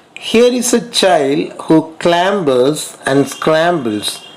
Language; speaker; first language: English; non-native, local second language; Tamil